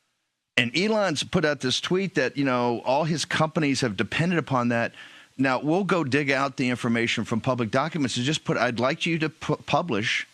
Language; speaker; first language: English; native; English